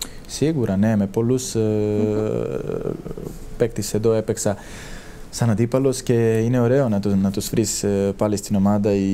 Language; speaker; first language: Greek; non-native, fluent; Serbian